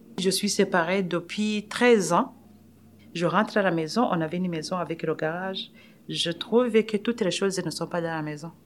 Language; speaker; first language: French; non-native, local second language; Rundi